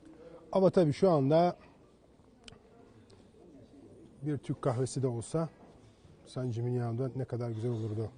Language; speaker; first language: Turkish; native; Turkish